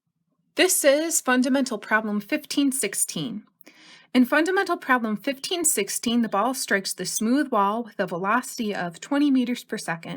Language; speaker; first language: English; native; English